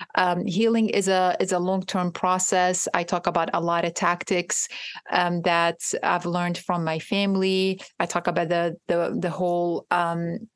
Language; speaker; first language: English; non-native, fluent; Arabic